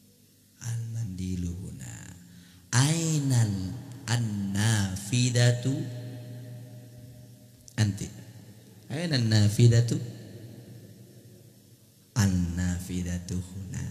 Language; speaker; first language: Arabic; non-native, fluent; Indonesian